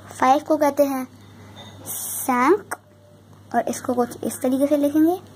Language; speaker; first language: Hindi; native; Hindi